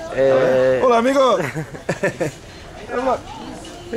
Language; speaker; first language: Spanish; non-native, learner; English